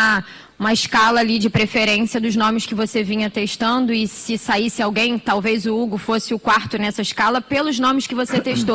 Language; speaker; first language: Portuguese; native; Portuguese